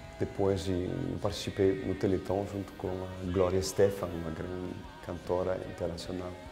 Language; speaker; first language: Portuguese; non-native, fluent; French